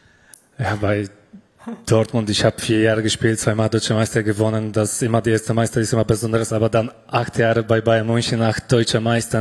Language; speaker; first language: German; non-native, fluent; Polish